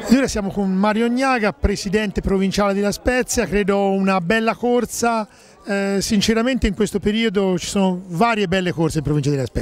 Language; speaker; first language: Italian; native; Italian